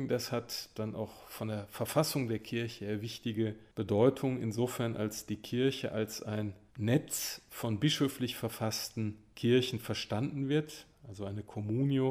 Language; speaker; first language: German; native; German